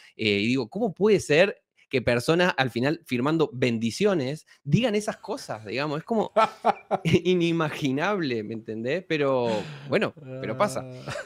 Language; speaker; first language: Spanish; native; Spanish